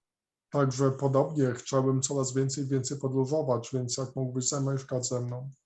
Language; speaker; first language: Polish; native; Polish